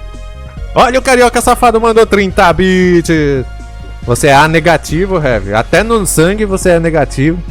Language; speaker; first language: Portuguese; native; Portuguese